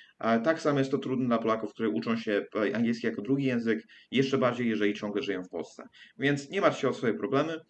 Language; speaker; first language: Polish; early bilingual, heritage; English